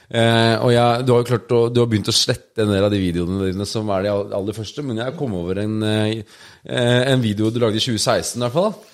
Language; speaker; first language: Norwegian; native; Norwegian